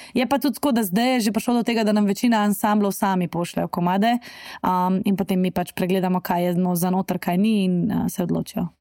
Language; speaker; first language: Slovenian; native; Slovenian